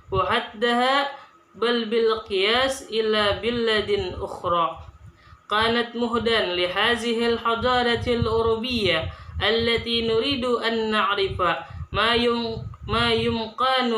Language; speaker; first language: Arabic; non-native, learner; Indonesian